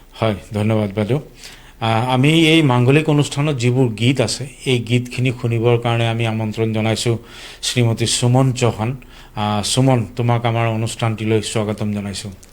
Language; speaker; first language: Assamese; native; Assamese